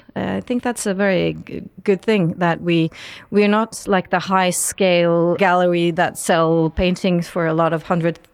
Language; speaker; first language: English; non-native, fluent; Norwegian